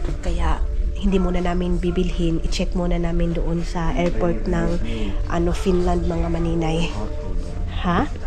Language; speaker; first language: Filipino; non-native, local second language; Cebuano